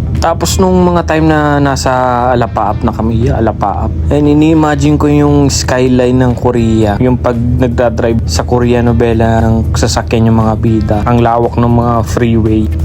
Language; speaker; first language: Filipino; native; Filipino